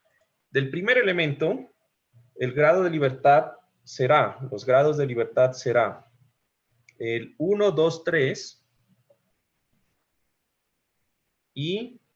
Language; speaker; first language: Spanish; native; Spanish